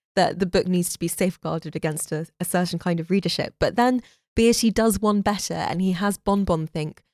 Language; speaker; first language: English; native; English